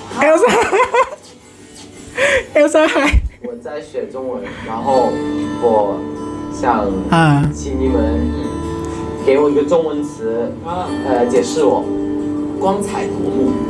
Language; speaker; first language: Chinese; non-native, learner; Thai